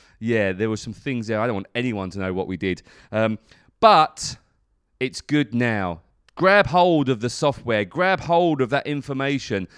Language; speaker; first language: English; native; English